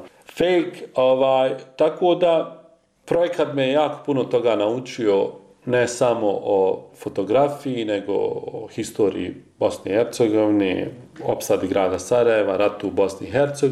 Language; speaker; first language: Croatian; native; Croatian